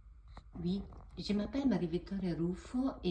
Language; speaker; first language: French; non-native, fluent; Italian